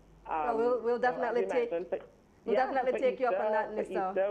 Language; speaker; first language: English; native; English